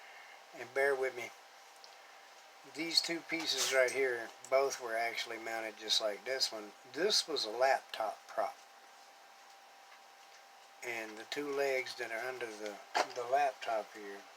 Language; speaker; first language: English; native; English